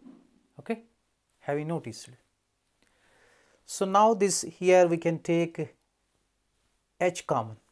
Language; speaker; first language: English; non-native, local second language; Telugu